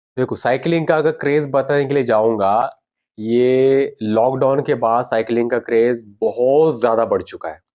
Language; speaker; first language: Hindi; non-native, local second language; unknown